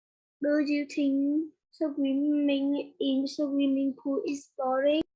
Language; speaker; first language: English; non-native, learner; Vietnamese